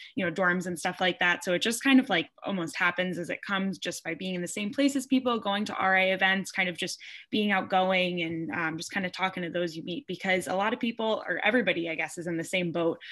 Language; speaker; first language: English; native; English